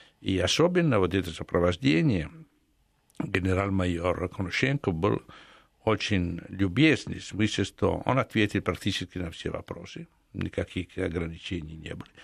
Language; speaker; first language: Russian; non-native, fluent; Italian